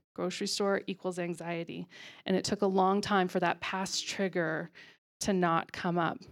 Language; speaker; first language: English; native; English